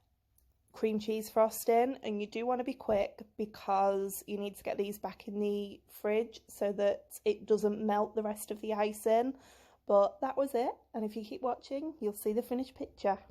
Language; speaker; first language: English; native; English